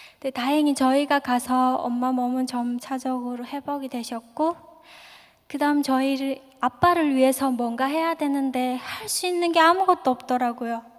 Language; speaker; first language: Korean; native; Korean